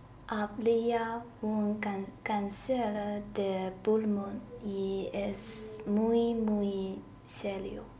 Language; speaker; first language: Spanish; non-native, learner; Chinese